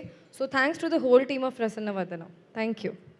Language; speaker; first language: Telugu; non-native, learner; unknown